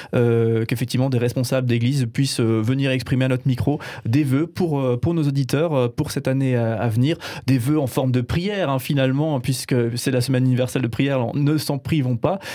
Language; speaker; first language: French; non-native, fluent; English